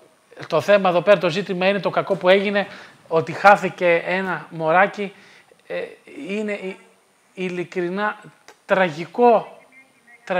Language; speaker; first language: Greek; native; Greek